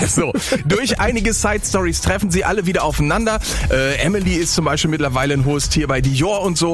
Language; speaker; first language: German; native; German